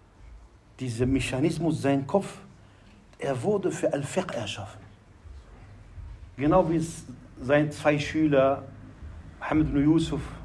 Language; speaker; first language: German; non-native, fluent; Arabic